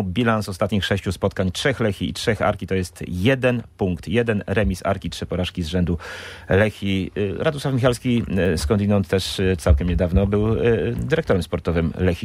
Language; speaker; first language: Polish; native; Polish